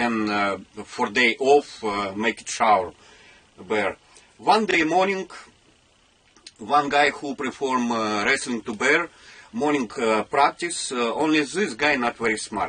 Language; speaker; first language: English; non-native, learner; Russian